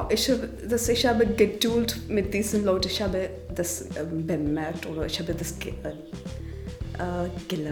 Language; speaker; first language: German; non-native, learner; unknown